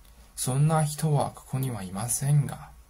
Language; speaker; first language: Japanese; non-native, fluent; Chinese